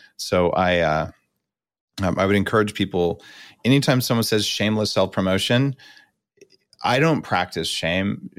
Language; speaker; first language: English; native; English